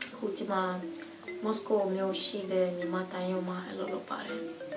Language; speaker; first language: Burmese; non-native, learner; Russian